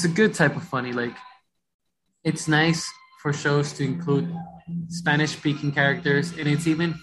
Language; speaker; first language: English; early bilingual, other home language; Spanish